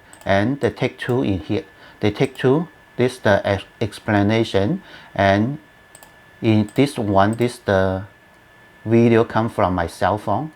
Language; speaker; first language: English; non-native, learner; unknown